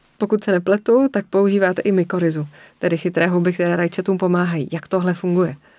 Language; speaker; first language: Czech; native; Czech